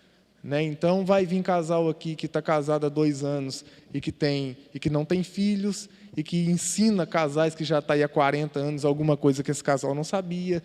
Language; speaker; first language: Portuguese; native; Portuguese